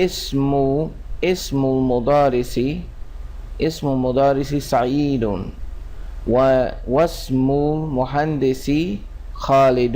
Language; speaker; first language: Arabic; non-native, fluent; English